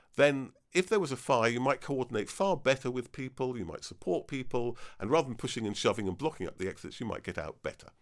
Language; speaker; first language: English; native; English